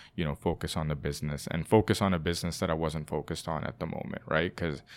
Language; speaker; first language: English; native; English